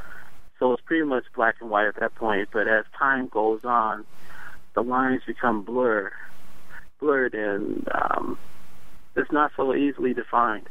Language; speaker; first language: English; native; English